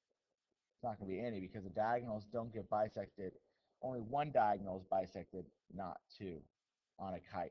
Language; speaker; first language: English; native; English